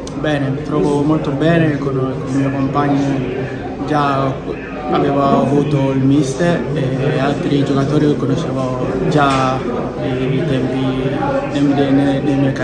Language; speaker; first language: Italian; non-native, fluent; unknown